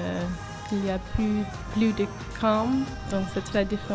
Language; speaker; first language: French; non-native, learner; English